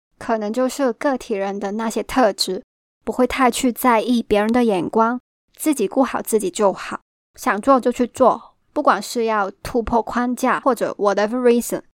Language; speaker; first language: Chinese; non-native, local second language; Cantonese